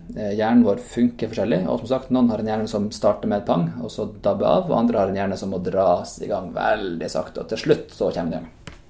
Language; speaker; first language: Norwegian; native; Norwegian